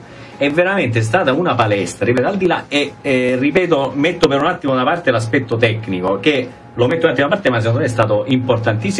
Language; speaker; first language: Italian; native; Italian